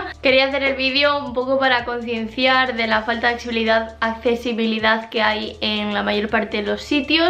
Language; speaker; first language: Spanish; native; Spanish